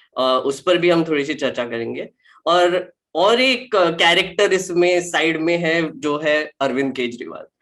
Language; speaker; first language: Hindi; non-native, local second language; Marathi